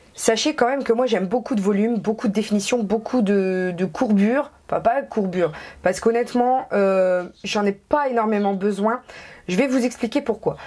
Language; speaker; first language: French; native; French